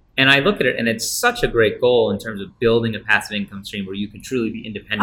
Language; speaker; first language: English; native; English